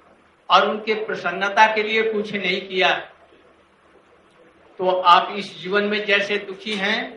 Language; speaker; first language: Hindi; native; Hindi